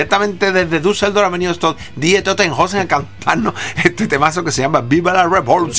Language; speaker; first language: Spanish; native; Spanish